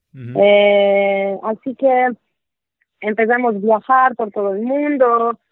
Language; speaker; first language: Spanish; non-native, fluent; Polish